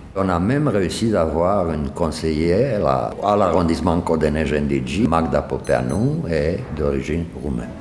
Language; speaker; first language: French; non-native, fluent; Romanian